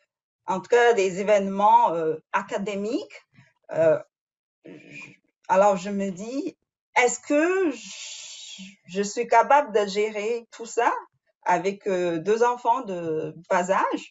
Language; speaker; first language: French; non-native, fluent; Chinese